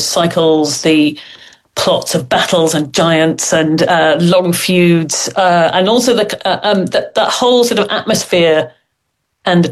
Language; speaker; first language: English; native; English